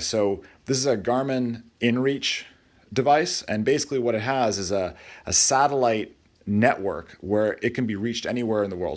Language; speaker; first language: English; native; English